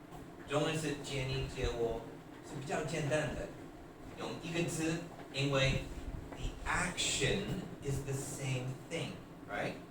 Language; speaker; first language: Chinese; non-native, learner; English